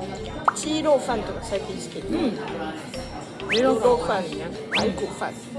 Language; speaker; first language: Japanese; native; Japanese